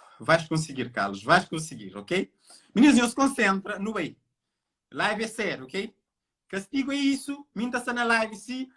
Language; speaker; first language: Portuguese; non-native, local second language; Kabuverdianu